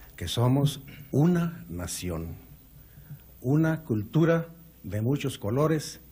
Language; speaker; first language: Spanish; native; Spanish